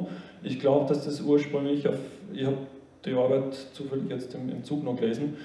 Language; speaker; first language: German; native; German